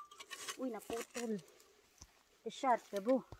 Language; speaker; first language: Norwegian; non-native, learner; Filipino